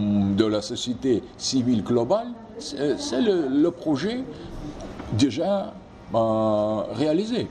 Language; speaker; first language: French; non-native, fluent; Russian